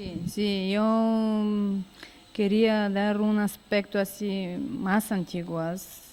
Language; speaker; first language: Spanish; non-native, learner; Bulgarian